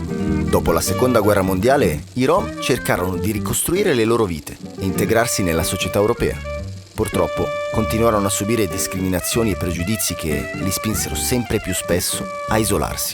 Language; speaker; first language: Italian; native; Italian